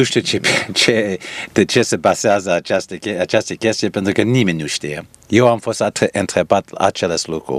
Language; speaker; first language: Romanian; early bilingual, heritage; Romanian